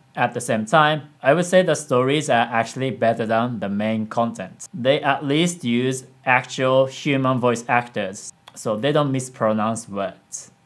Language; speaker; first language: English; non-native, fluent; Japanese